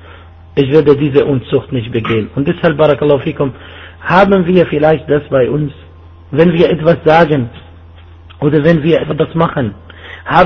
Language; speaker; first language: German; non-native, fluent; Arabic